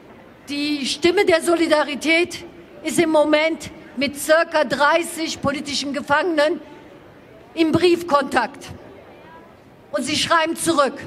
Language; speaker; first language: German; non-native, fluent; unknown